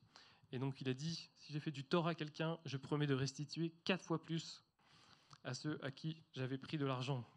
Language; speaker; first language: French; native; French